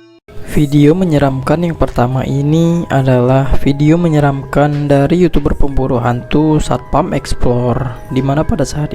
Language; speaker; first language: Indonesian; native; Indonesian